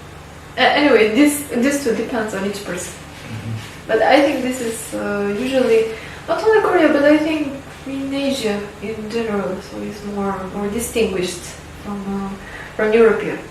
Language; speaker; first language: English; non-native, fluent; Albanian